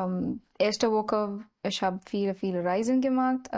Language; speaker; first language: German; non-native, learner; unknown